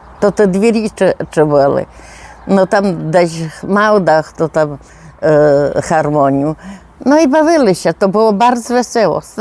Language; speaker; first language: Polish; non-native, local second language; Rusyn